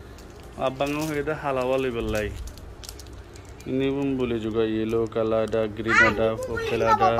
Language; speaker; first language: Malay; non-native, learner; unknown